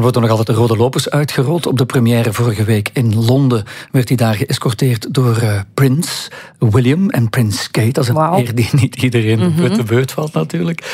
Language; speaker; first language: Dutch; native; Dutch